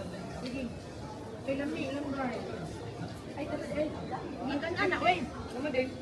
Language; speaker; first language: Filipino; non-native, local second language; Cebuano